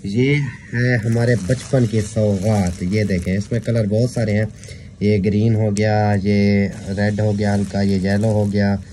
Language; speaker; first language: Urdu; non-native, local second language; Saraiki